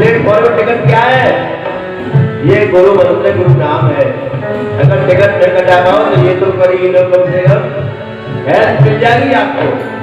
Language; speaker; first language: Hindi; native; Hindi